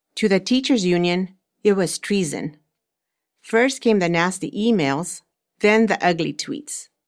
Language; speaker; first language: English; early bilingual, other home language; Spanish